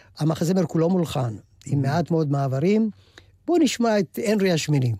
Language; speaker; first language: Hebrew; native; Hebrew